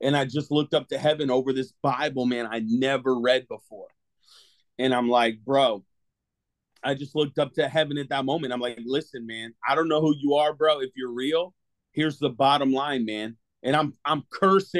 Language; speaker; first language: English; native; English